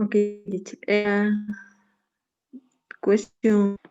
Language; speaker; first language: English; non-native, learner; Spanish